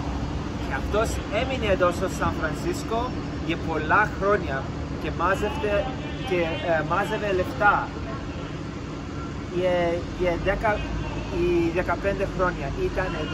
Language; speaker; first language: Greek; early bilingual, heritage; English